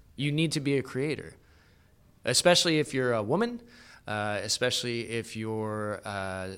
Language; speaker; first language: English; native; English